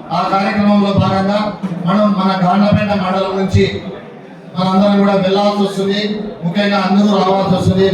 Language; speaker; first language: Telugu; native; Telugu